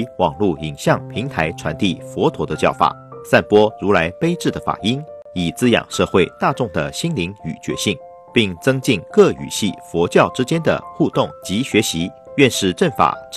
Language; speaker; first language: Chinese; native; Chinese